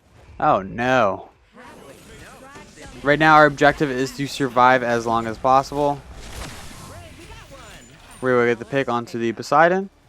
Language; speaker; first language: English; native; English